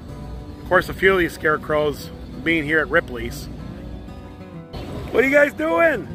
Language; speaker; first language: English; native; English